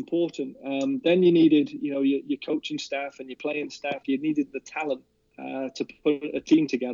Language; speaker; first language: English; native; English